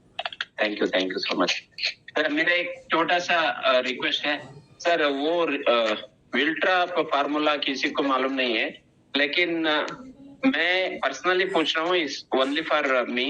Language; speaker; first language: Hindi; non-native, local second language; Kannada